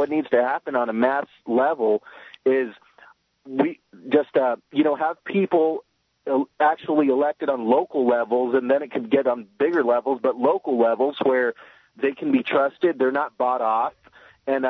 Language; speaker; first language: English; native; English